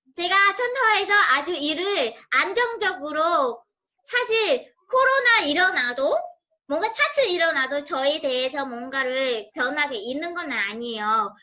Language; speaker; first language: Korean; non-native, fluent; Vietnamese